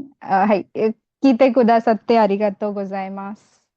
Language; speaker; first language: Japanese; non-native, learner; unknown